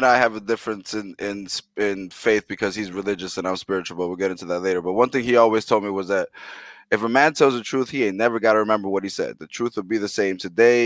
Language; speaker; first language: English; early bilingual, other home language; Spanish